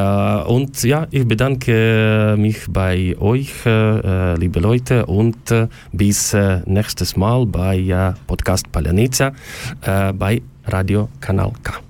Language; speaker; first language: German; non-native, learner; Ukrainian